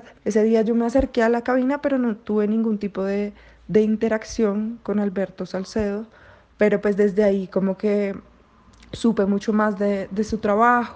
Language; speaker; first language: Spanish; native; Spanish